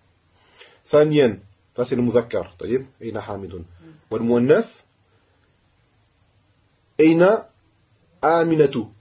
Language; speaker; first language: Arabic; non-native, fluent; French